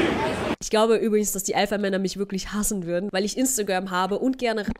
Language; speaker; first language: German; native; German